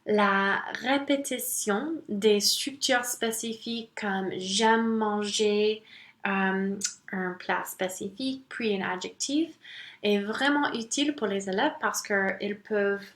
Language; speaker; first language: French; non-native, local second language; English